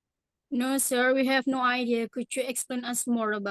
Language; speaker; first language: English; non-native, learner; Madurese